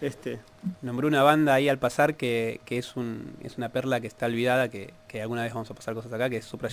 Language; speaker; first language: Spanish; native; Spanish